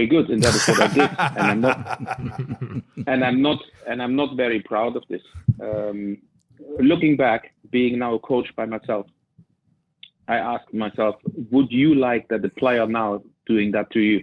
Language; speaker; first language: English; non-native, fluent; German